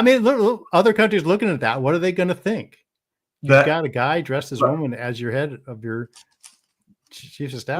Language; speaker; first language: English; native; English